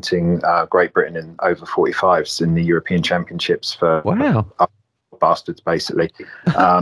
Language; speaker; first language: English; native; English